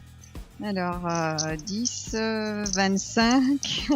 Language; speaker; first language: French; native; French